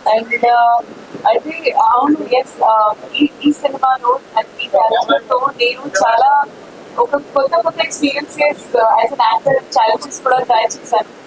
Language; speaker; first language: Telugu; non-native, learner; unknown